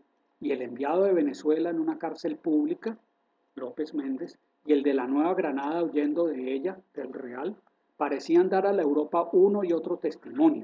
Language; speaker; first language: Spanish; native; Spanish